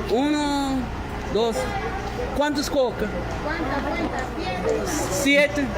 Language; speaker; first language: Spanish; non-native, learner; English